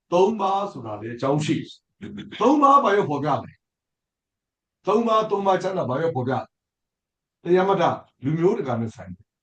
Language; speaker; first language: Burmese; non-native, local second language; S'gaw Karen